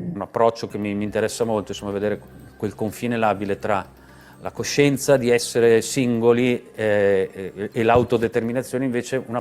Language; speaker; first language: Italian; native; Italian